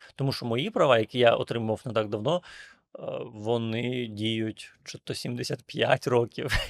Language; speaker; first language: Ukrainian; native; Ukrainian